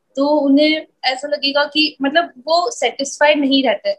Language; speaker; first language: Hindi; native; Hindi